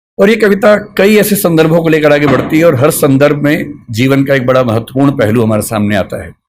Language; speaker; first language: Hindi; native; Hindi